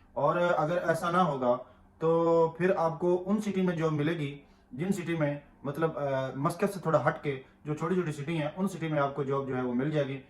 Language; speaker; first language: Urdu; non-native, local second language; Punjabi